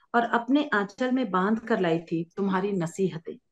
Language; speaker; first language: Hindi; native; Hindi